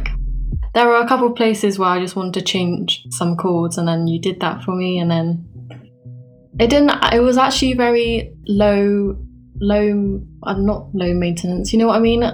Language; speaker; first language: English; native; English